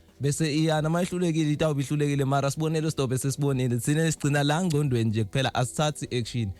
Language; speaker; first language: Zulu; native; Zulu